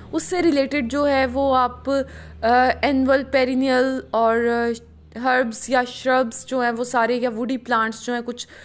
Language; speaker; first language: Urdu; non-native, local second language; Punjabi